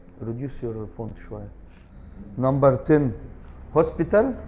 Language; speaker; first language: English; non-native, fluent; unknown